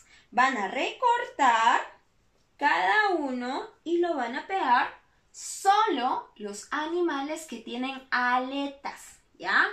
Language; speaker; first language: Spanish; native; Spanish